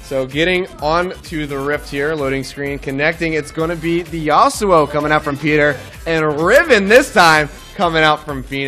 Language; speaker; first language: English; native; English